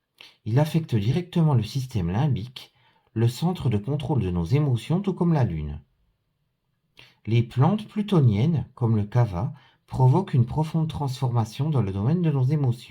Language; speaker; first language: French; native; French